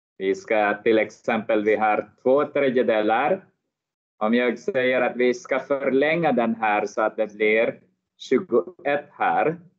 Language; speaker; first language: Swedish; non-native, fluent; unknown